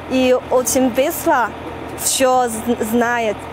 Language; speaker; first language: Russian; non-native, learner; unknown